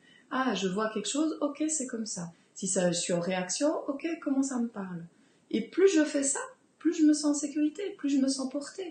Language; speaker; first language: French; native; French